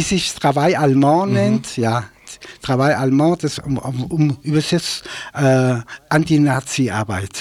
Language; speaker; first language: German; native; German